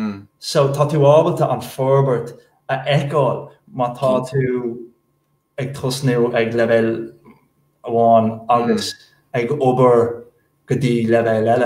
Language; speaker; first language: Irish; non-native, local second language; English